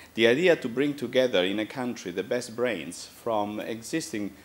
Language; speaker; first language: English; non-native, fluent; Italian